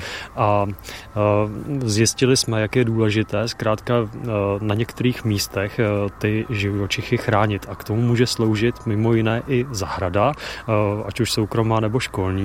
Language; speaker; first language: Czech; native; Czech